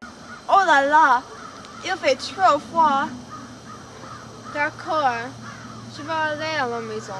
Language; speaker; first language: French; non-native, learner; English